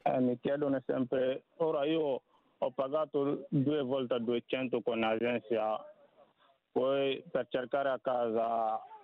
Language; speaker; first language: Italian; non-native, learner; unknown